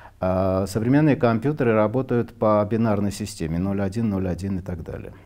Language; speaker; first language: Russian; non-native, local second language; Armenian